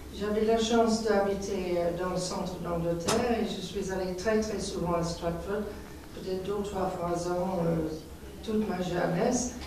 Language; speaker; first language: French; non-native, fluent; English